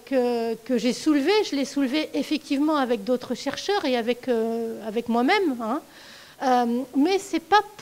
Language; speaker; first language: French; native; French